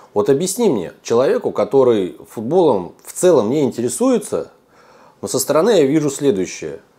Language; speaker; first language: Russian; native; Russian